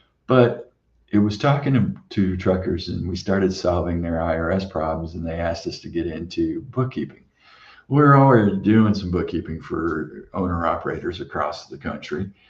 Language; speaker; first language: English; native; English